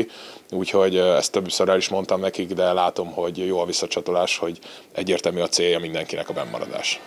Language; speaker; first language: Hungarian; native; Hungarian